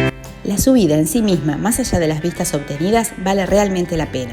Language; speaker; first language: Spanish; native; Spanish